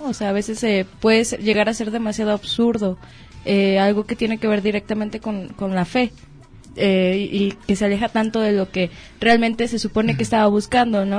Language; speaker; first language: Spanish; native; Spanish